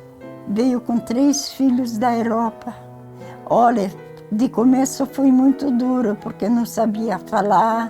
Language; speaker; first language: Portuguese; early bilingual, other home language; Ukrainian